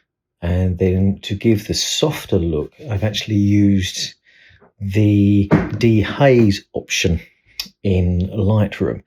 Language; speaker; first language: English; native; English